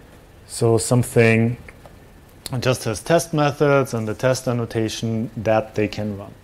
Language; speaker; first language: English; non-native, fluent; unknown